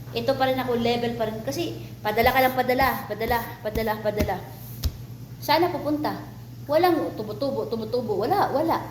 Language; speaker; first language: Filipino; non-native, local second language; Cebuano